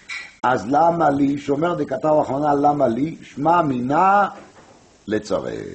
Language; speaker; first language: Hebrew; non-native, fluent; French